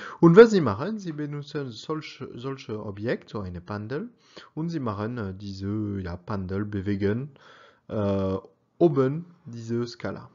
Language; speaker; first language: German; non-native, learner; French